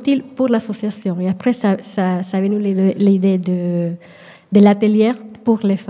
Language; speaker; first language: French; non-native, fluent; Spanish